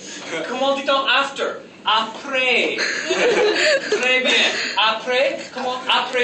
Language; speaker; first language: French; non-native, local second language; English